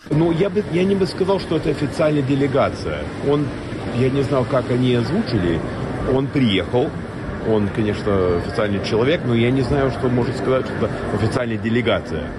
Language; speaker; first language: Russian; non-native, learner; English